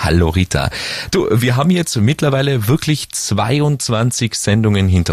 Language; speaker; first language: German; native; German